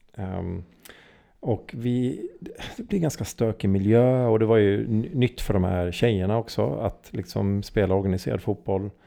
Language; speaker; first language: Swedish; early bilingual, heritage; Swedish